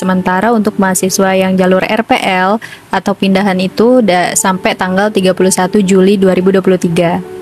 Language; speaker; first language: Indonesian; native; Indonesian